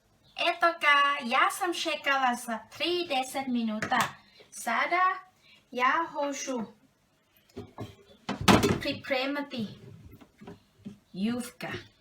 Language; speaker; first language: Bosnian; non-native, learner; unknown